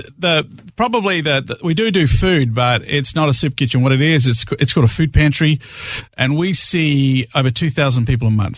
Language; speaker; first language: English; native; English